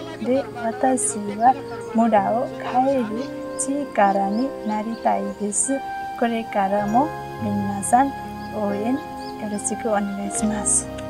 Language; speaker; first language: Japanese; non-native, learner; Nepali